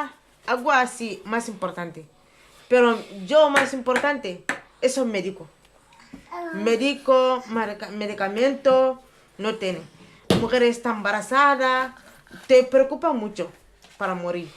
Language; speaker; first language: Spanish; non-native, learner; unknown